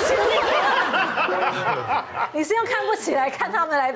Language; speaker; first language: Chinese; native; Chinese